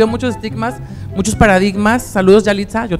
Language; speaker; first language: Spanish; native; Spanish